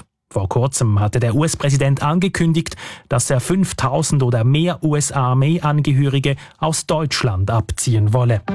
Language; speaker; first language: German; native; German